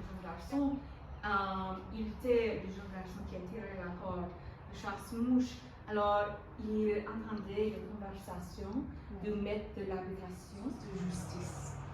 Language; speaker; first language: French; non-native, local second language; English